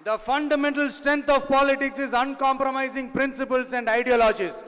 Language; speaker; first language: English; non-native, local second language; Tamil